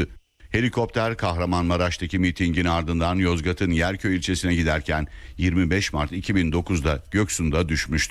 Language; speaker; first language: Turkish; native; Turkish